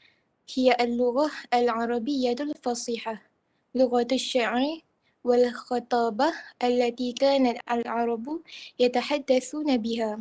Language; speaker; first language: Arabic; non-native, learner; Malay